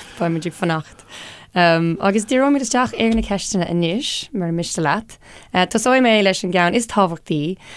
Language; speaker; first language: Irish; non-native, local second language; English